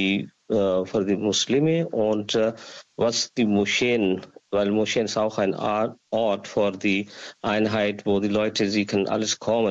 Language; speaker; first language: German; non-native, learner; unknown